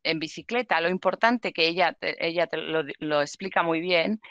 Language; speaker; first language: Spanish; native; Spanish